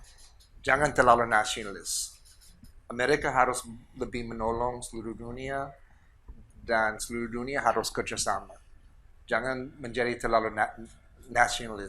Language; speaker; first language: Indonesian; non-native, fluent; English